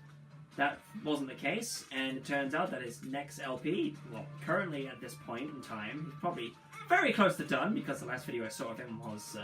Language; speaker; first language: English; native; English